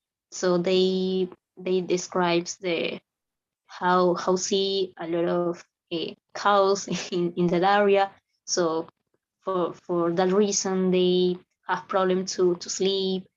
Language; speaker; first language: English; non-native, learner; Spanish